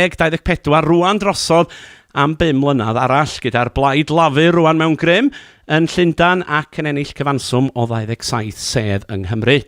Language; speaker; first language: Welsh; native; Welsh